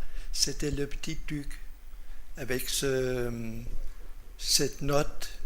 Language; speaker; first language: French; non-native, fluent; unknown